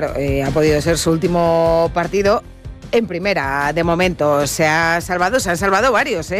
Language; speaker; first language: Spanish; native; Spanish